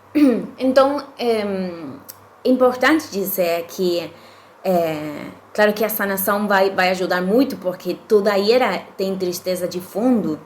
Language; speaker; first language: Portuguese; non-native, fluent; Spanish